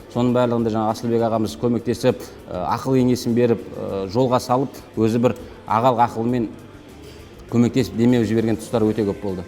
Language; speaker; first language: Kazakh; early bilingual, heritage; Kazakh